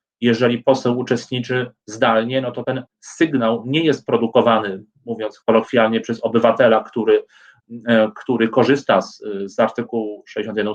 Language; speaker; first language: Polish; native; Polish